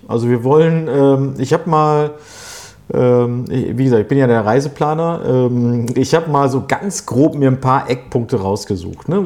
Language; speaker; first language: German; early bilingual, other home language; Turkish